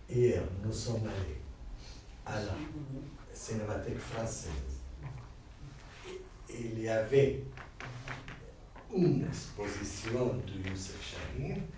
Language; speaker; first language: French; non-native, learner; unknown